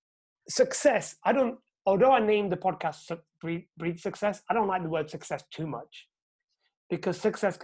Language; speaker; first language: English; non-native, fluent; Portuguese